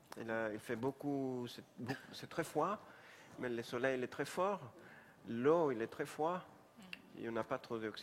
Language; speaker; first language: French; non-native, fluent; Spanish